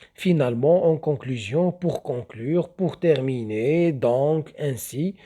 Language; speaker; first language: French; non-native, local second language; Arabic